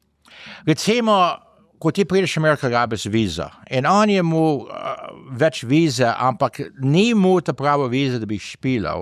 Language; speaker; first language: Slovenian; early bilingual, heritage; English